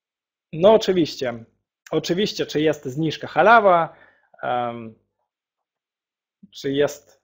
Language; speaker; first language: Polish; non-native, fluent; Russian